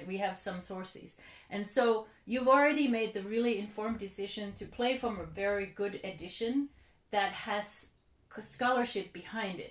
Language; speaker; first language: English; non-native, fluent; Finnish